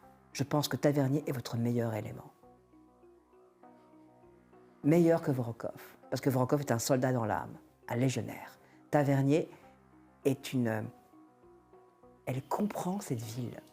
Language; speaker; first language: French; native; French